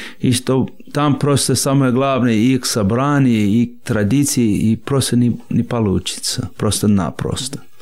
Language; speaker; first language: Russian; non-native, fluent; English